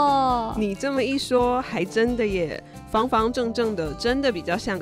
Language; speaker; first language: Chinese; native; Chinese